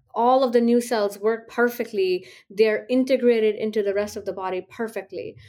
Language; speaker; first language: English; non-native, local second language; Hindi